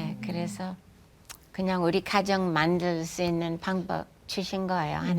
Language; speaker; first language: Korean; non-native, fluent; English